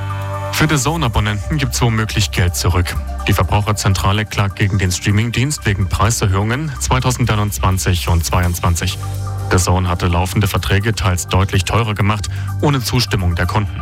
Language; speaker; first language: German; native; German